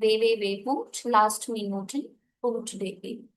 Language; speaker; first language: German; non-native, fluent; Hindi